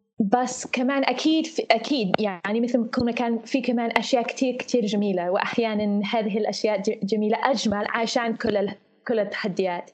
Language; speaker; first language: Arabic; non-native, fluent; English